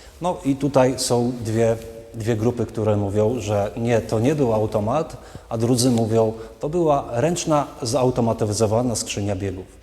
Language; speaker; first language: Polish; native; Polish